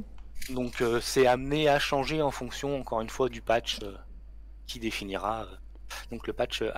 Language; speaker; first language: French; native; French